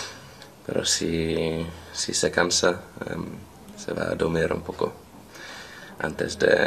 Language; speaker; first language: Spanish; non-native, learner; English